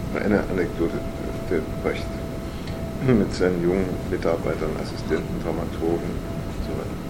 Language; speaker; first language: German; native; German